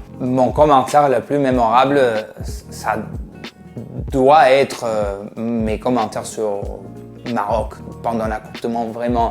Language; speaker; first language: French; non-native, fluent; Spanish